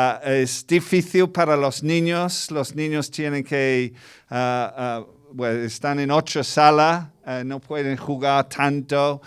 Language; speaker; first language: Spanish; non-native, fluent; English